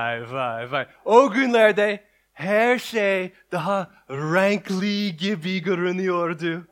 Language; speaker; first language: Turkish; non-native, learner; English